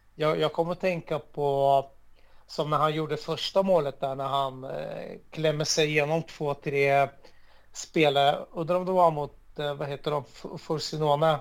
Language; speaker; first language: Swedish; early bilingual, other home language; Arabic